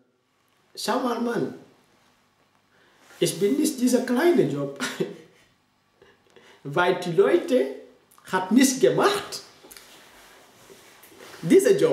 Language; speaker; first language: German; non-native, learner; French